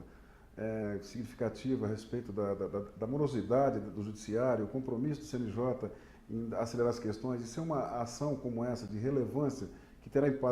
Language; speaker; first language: Portuguese; native; Portuguese